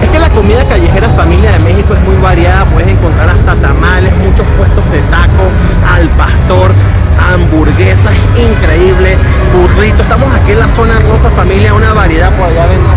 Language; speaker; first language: Spanish; native; Spanish